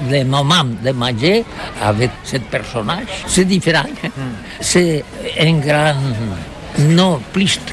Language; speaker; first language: French; non-native, learner; Spanish